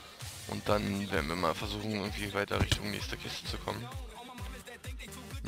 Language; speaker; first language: German; native; German